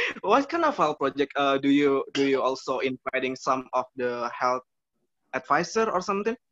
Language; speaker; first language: English; non-native, learner; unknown